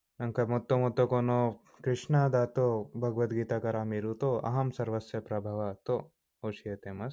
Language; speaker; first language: Japanese; non-native, fluent; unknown